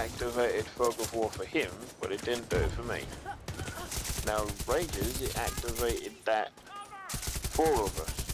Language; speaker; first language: English; native; English